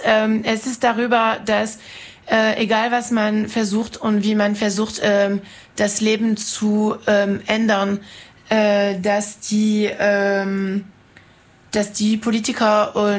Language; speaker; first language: German; non-native, fluent; French